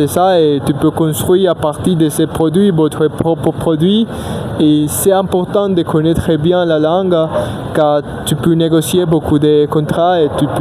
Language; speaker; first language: French; non-native, learner; Spanish